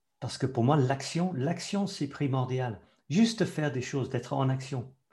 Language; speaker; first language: French; non-native, fluent; English